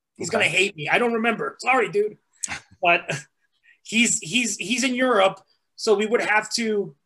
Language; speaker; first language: English; early bilingual, other home language; Spanish